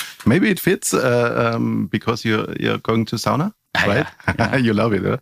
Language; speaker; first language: English; non-native, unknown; German